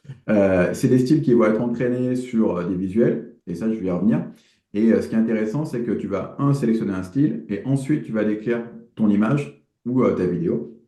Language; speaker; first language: French; native; French